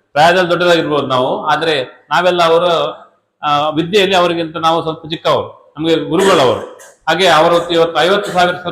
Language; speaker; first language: Kannada; native; Kannada